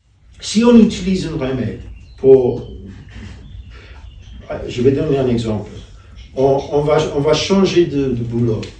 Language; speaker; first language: French; non-native, fluent; English